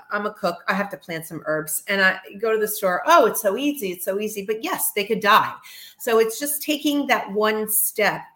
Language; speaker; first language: English; native; English